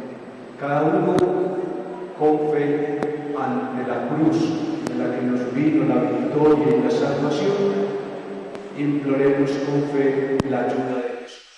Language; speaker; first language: Spanish; native; Spanish